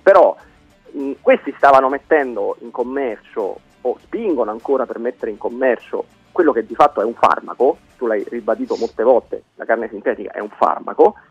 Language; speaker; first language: Italian; native; Italian